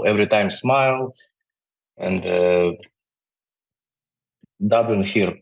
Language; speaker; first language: English; non-native, learner; Ukrainian